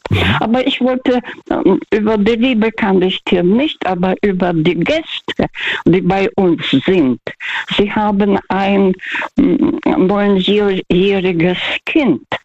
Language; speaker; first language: German; non-native, fluent; Russian